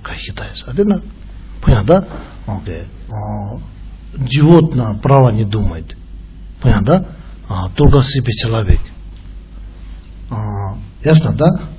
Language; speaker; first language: Russian; non-native, learner; Tibetan